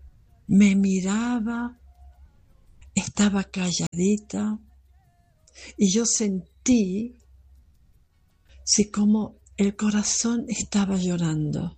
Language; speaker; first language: Spanish; non-native, fluent; German